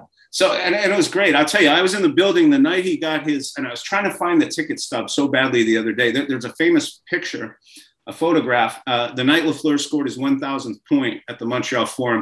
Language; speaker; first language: English; native; English